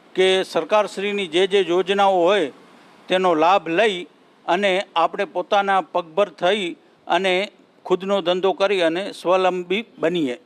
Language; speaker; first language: Gujarati; native; Gujarati